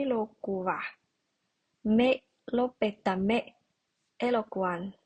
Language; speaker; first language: Finnish; non-native, learner; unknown